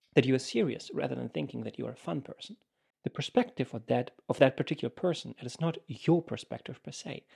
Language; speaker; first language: English; non-native, fluent; German